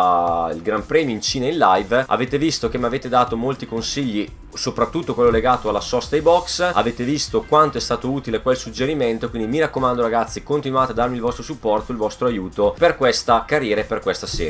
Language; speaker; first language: Italian; native; Italian